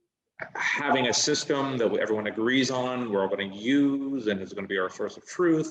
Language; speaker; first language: English; native; English